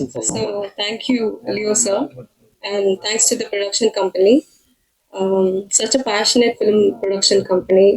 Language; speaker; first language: English; non-native, local second language; Tamil